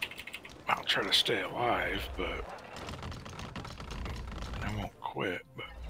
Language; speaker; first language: English; native; English